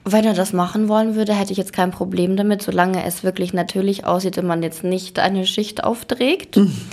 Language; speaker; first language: German; early bilingual, other home language; Russian